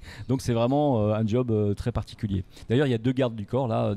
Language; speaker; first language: French; native; French